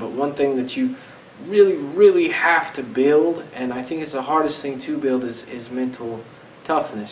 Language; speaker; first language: English; native; English